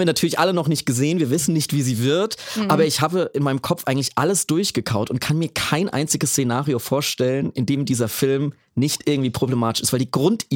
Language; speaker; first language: German; native; German